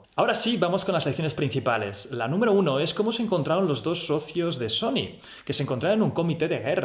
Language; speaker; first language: Spanish; native; Spanish